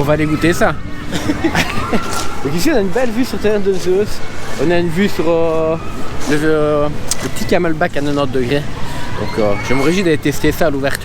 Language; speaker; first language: French; native; French